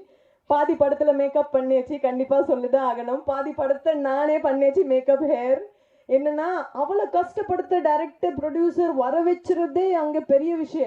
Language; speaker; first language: Tamil; non-native, fluent; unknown